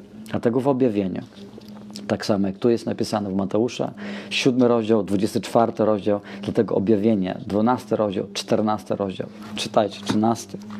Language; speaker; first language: Polish; non-native, fluent; Russian